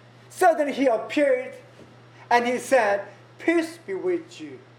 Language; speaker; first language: English; non-native, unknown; Korean